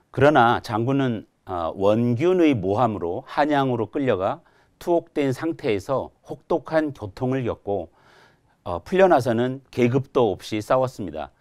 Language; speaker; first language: Korean; native; Korean